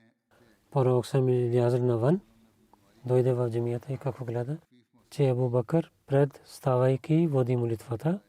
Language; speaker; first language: Bulgarian; non-native, learner; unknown